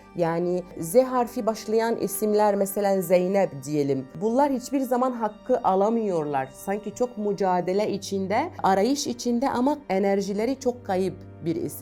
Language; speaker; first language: Turkish; non-native, fluent; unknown